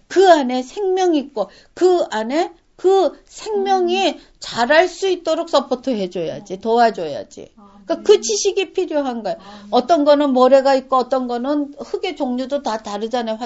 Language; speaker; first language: Korean; native; Korean